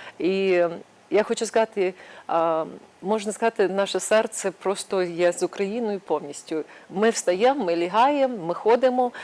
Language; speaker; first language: Ukrainian; native; Ukrainian